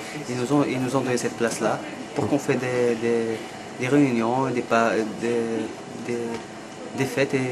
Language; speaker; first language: French; non-native, learner; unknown